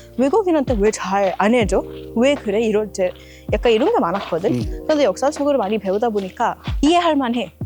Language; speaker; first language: Korean; non-native, fluent; Kannada